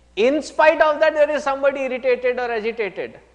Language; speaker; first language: English; non-native, local second language; Hindi